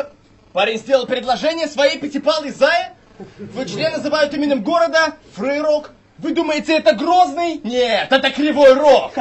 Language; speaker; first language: Russian; native; Russian